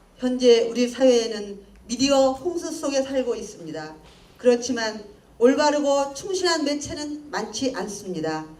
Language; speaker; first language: Korean; native; Korean